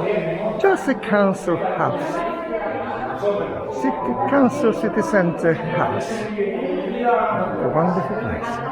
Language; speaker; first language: English; non-native, fluent; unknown